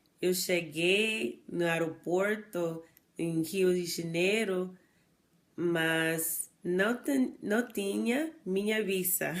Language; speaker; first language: Portuguese; non-native, learner; English